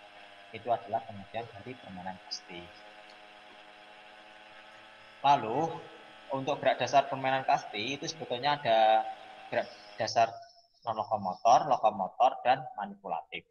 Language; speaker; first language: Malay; non-native, local second language; Javanese